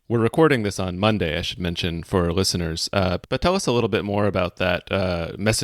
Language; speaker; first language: English; native; English